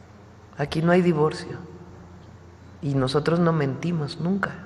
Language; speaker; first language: Spanish; native; Spanish